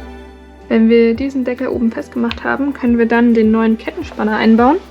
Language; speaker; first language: German; native; German